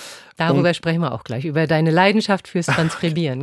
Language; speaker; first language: German; native; German